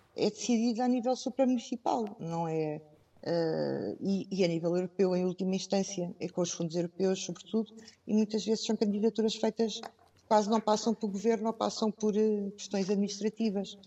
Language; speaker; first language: Portuguese; native; Portuguese